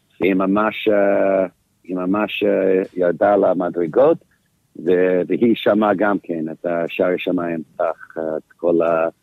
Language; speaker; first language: Hebrew; non-native, fluent; English